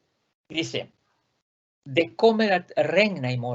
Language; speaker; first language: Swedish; non-native, fluent; Spanish